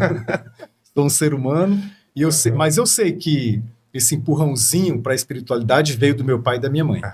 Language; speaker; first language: Portuguese; native; Portuguese